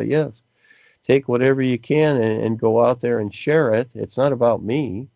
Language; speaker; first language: English; native; English